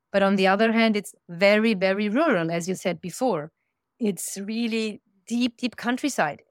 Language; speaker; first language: English; non-native, fluent; German